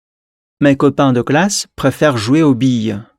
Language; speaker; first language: French; non-native, fluent; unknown